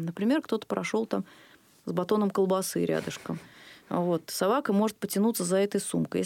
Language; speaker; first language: Russian; native; Russian